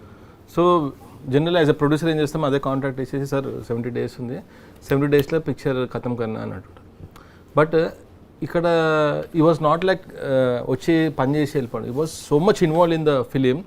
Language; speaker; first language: Telugu; native; Telugu